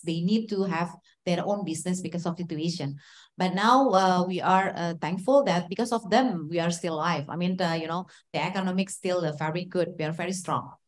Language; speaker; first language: English; non-native, fluent; Indonesian